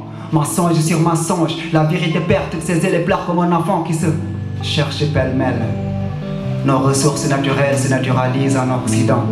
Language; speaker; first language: French; non-native, local second language; Wolof